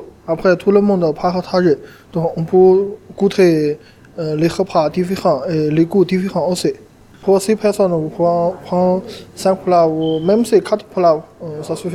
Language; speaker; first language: French; non-native, learner; Chinese